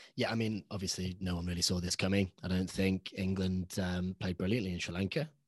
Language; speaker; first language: English; early bilingual, other home language; Hindi